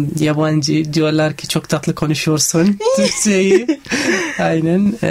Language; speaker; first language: Turkish; non-native, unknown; Arabic